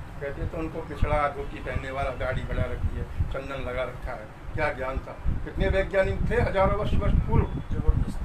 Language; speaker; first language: Hindi; native; Hindi